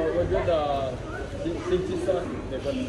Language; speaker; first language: Chinese; non-native, learner; Kinyarwanda